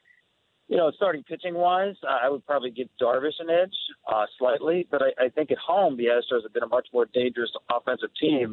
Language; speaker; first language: English; native; English